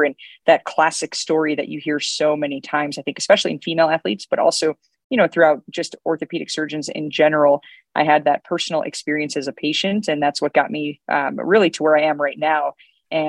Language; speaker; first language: English; native; English